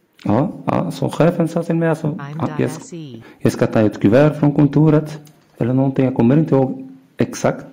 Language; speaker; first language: Swedish; non-native, learner; Arabic